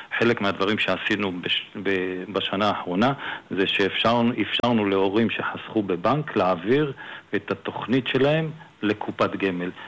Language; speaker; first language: Hebrew; native; Hebrew